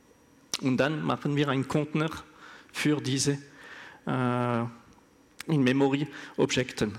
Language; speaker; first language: German; non-native, learner; French